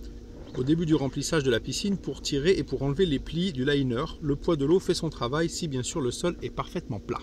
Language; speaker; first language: French; native; French